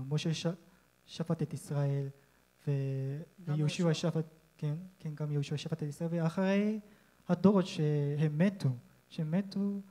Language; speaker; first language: Hebrew; non-native, learner; Korean